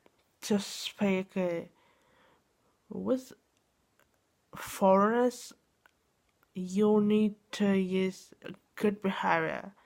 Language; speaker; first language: English; non-native, learner; Russian